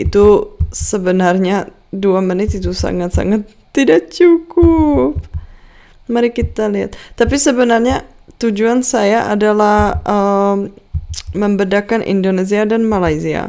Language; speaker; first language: Indonesian; non-native, fluent; Czech